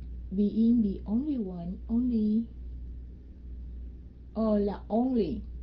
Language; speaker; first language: English; non-native, fluent; Vietnamese